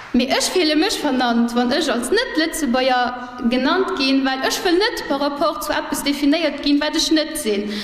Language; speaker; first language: Luxembourgish; early bilingual, other home language; Portuguese